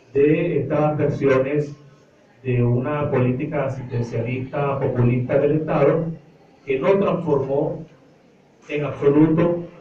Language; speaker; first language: Spanish; native; Spanish